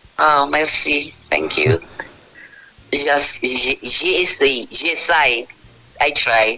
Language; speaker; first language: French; non-native, fluent; English